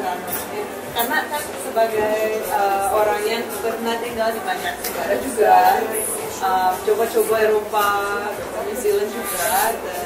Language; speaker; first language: Indonesian; non-native, fluent; Russian